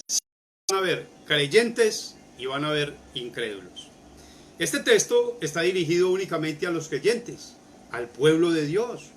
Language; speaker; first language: Spanish; native; Spanish